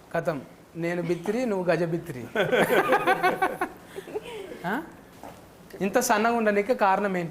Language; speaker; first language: Telugu; native; Telugu